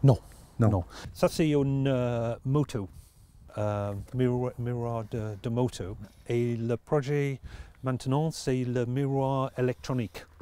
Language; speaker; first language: French; non-native, learner; English